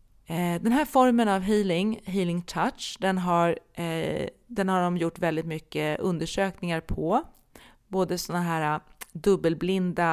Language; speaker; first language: Swedish; native; Swedish